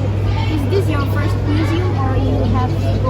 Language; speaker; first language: English; non-native, learner; Indonesian